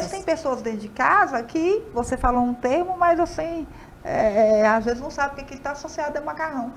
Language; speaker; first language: Portuguese; native; Portuguese